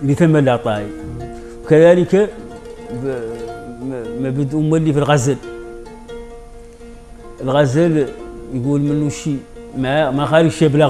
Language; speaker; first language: Arabic; native; Arabic